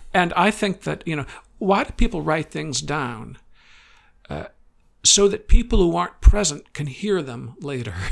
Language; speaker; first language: English; native; English